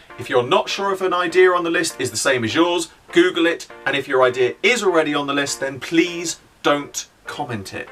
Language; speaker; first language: English; native; English